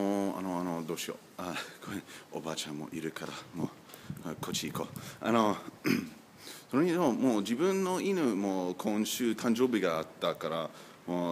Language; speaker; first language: Japanese; non-native, learner; English